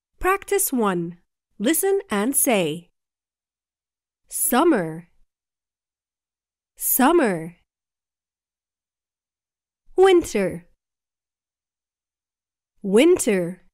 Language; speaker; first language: English; non-native, fluent; Arabic